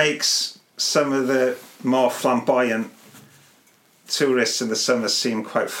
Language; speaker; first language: English; non-native, local second language; Welsh